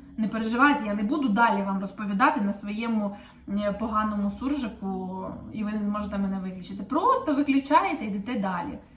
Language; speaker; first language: Ukrainian; native; Ukrainian